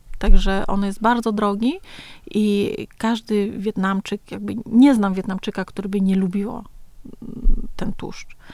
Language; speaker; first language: Polish; early bilingual, other home language; Vietnamese